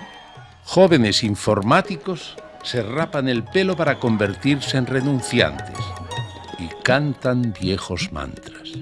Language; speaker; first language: Spanish; native; Spanish